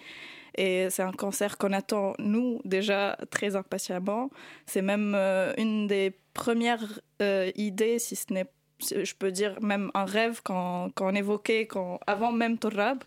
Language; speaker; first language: French; non-native, local second language; Arabic